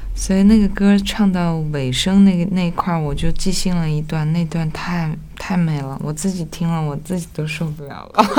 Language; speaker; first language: Chinese; non-native, local second language; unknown